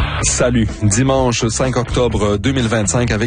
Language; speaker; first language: French; native; French